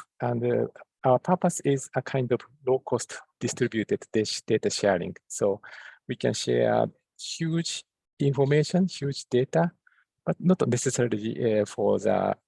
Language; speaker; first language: English; non-native, fluent; Japanese